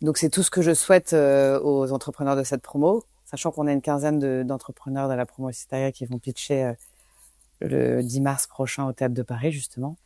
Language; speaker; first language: French; native; French